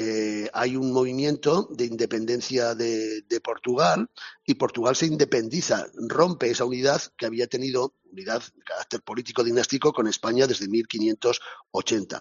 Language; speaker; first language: Spanish; native; Spanish